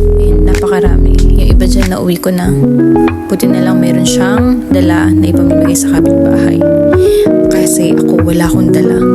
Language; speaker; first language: Filipino; native; Filipino